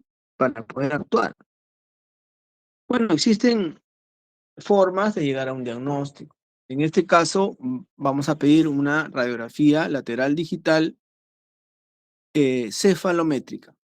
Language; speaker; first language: Spanish; native; Spanish